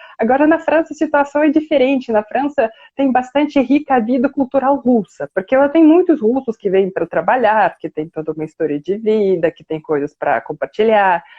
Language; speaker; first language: Portuguese; non-native, fluent; Russian